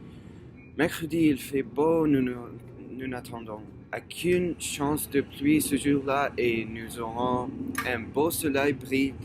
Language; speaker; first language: French; non-native, fluent; English